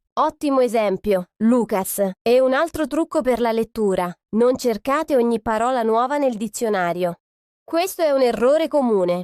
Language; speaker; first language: Italian; non-native, fluent; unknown